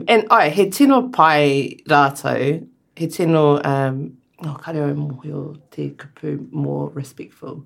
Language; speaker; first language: Māori; non-native, local second language; English